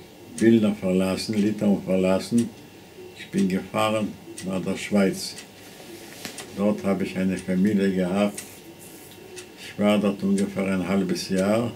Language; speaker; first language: German; non-native, fluent; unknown